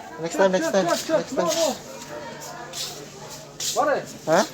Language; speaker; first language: English; non-native, learner; Filipino